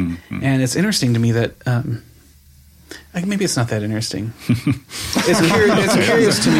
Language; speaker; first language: English; native; English